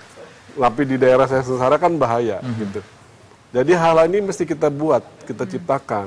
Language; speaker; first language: Indonesian; native; Indonesian